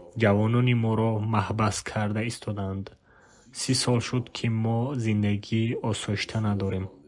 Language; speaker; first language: Tajik; non-native, local second language; Shughni